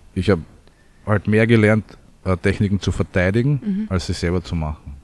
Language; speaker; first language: German; native; German